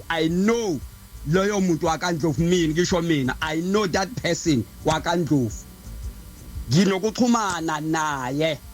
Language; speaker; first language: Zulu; non-native, local second language; Xhosa